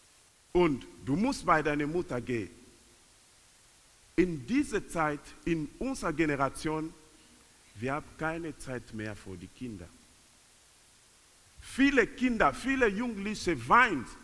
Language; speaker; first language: German; non-native, learner; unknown